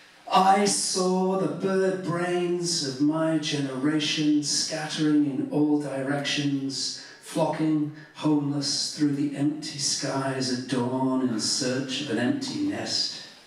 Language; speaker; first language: English; native; English